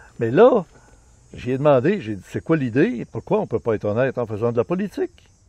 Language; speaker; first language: French; native; French